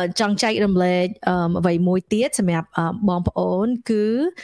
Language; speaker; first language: English; early bilingual, other home language; Khmer